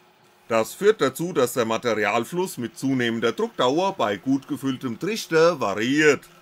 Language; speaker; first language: German; native; German